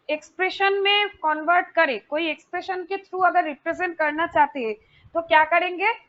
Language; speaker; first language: Hindi; non-native, local second language; Bangla